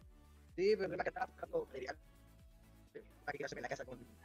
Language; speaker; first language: Spanish; native; Spanish